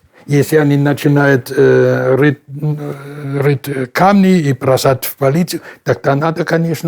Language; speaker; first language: Russian; non-native, fluent; German